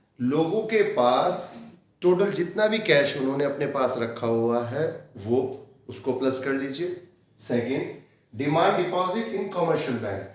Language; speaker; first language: Hindi; native; Hindi